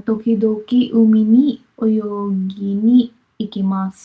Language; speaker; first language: Japanese; non-native, learner; Filipino